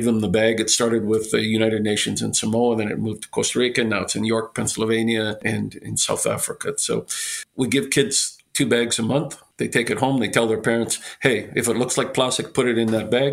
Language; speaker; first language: English; native; English